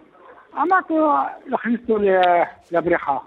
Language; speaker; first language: Hebrew; non-native, local second language; Arabic